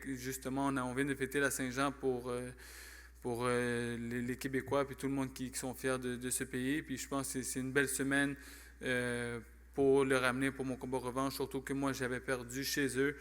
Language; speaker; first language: French; native; French